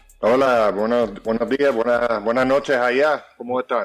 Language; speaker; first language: Spanish; early bilingual, heritage; English